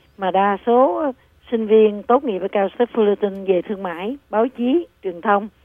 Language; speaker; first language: Vietnamese; native; Vietnamese